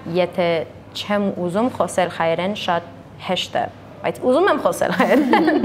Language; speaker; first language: Armenian; early bilingual, heritage; English